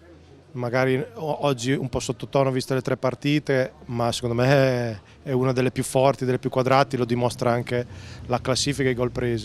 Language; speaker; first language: Italian; native; Italian